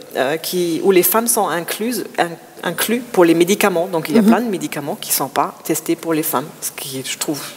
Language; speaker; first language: French; non-native, fluent; German